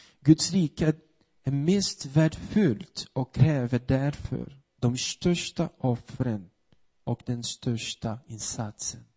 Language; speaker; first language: Swedish; non-native, fluent; Portuguese